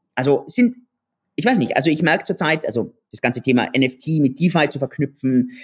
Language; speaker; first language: German; native; German